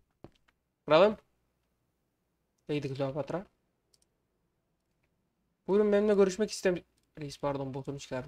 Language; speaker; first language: Turkish; native; Turkish